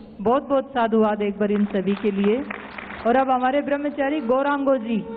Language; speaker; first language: Hindi; native; Hindi